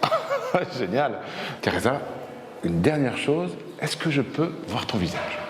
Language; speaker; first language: French; native; French